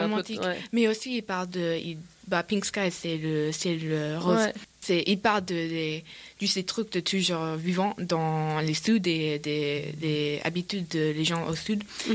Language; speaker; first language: French; non-native, learner; English